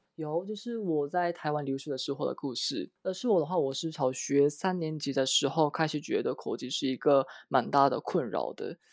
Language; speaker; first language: Chinese; non-native, fluent; Japanese